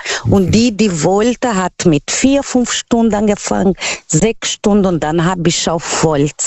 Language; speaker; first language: German; non-native, learner; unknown